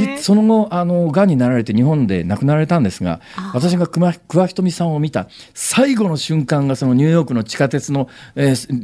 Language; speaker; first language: Japanese; native; Japanese